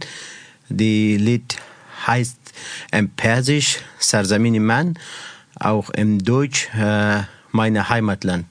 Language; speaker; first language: German; non-native, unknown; Persian